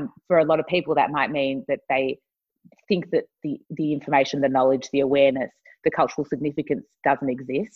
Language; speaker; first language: English; native; English